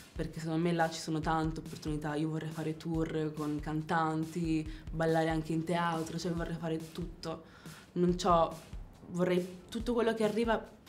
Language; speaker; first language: Italian; native; Italian